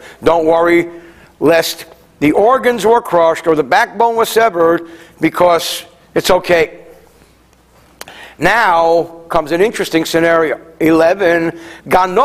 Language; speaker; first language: English; native; English